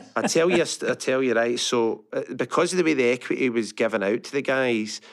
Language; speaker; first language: English; native; English